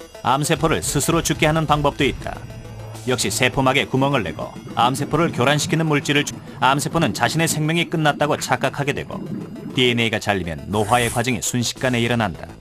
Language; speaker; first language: Korean; native; Korean